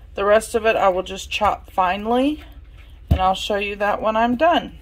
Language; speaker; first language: English; native; English